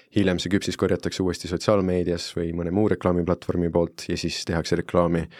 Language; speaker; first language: Estonian; non-native, fluent; Italian